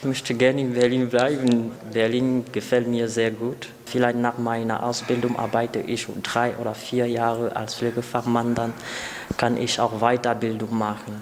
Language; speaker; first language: German; non-native, learner; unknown